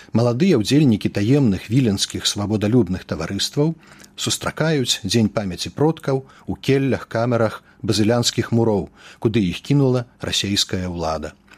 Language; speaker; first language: Belarusian; native; Belarusian